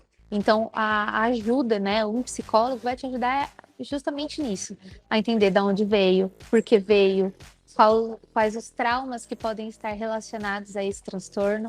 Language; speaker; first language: Portuguese; native; Portuguese